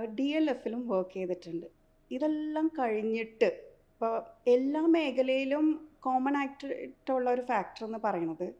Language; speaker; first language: Malayalam; early bilingual, heritage; Malayalam